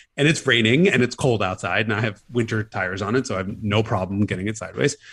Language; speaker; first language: English; native; English